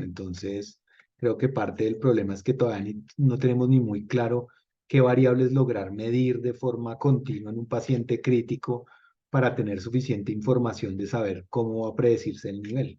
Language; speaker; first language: Spanish; native; Spanish